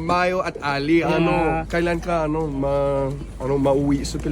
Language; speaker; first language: Filipino; non-native, fluent; English